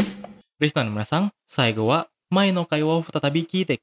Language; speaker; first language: Japanese; non-native, fluent; Indonesian